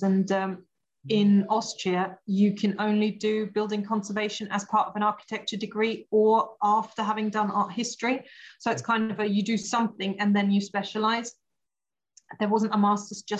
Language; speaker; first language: English; non-native, fluent; German